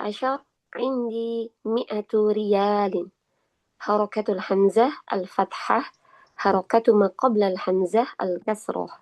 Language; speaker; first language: Arabic; non-native, learner; Indonesian